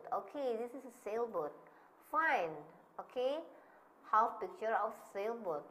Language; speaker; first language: English; non-native, learner; Indonesian